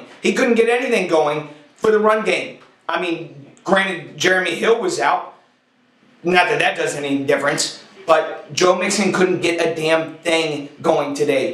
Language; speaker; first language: English; native; English